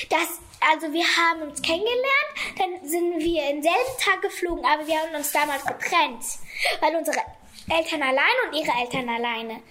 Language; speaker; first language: German; early bilingual, other home language; Kurdish